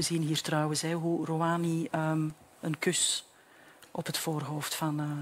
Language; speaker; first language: Dutch; native; Dutch